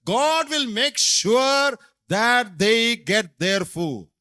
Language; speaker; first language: English; non-native, local second language; Malayalam